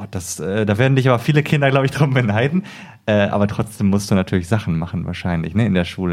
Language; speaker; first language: German; native; German